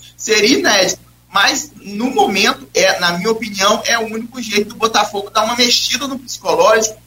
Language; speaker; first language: Portuguese; native; Portuguese